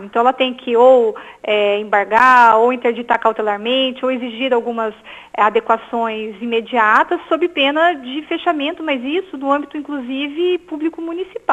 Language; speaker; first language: Portuguese; native; Portuguese